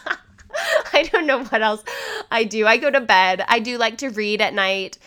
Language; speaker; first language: English; native; English